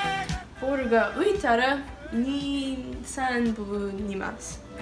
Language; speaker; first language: Japanese; non-native, learner; English